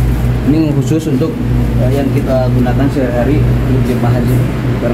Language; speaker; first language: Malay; non-native, local second language; Sundanese